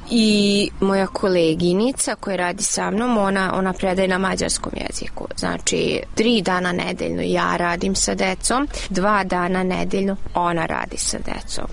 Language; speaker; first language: Serbian; non-native, local second language; Hungarian